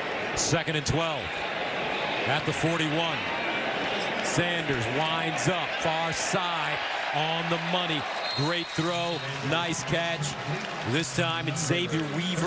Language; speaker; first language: English; native; English